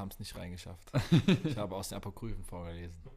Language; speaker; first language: German; native; German